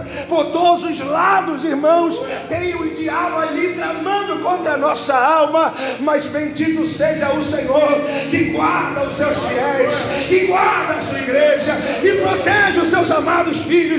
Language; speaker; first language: Portuguese; native; Portuguese